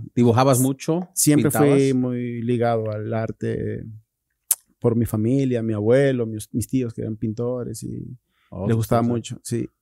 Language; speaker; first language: Spanish; native; Spanish